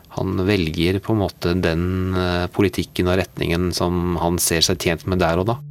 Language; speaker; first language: Norwegian; non-native, fluent; English